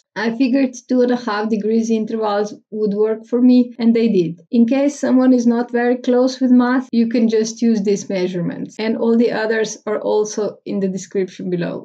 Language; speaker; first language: English; non-native, fluent; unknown